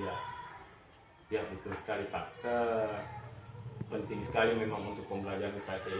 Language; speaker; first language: Indonesian; native; Indonesian